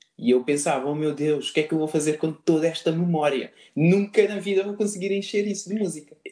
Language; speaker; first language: Portuguese; non-native, local second language; Kabuverdianu